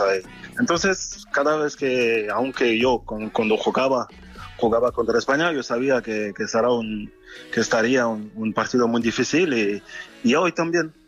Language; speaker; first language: Spanish; non-native, fluent; French